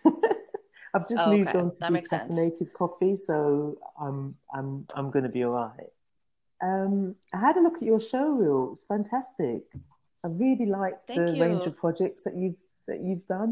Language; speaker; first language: English; native; English